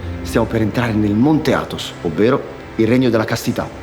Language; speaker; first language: Italian; native; Italian